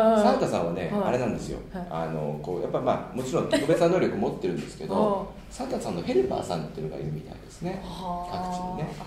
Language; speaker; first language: Japanese; native; Japanese